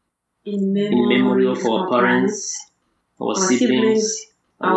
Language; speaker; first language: English; non-native, local second language; Kinyarwanda